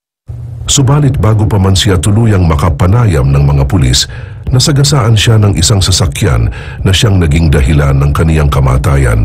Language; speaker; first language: Filipino; native; Filipino